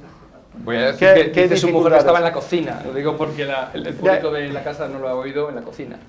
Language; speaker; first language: Spanish; native; Spanish